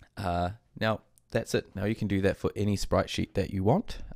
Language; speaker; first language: English; native; English